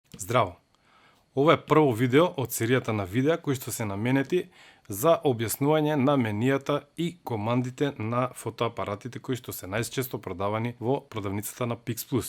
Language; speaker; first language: Macedonian; native; Macedonian